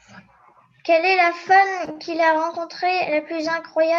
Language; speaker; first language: French; native; French